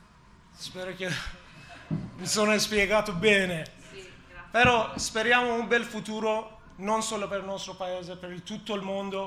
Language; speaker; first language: Italian; non-native, learner; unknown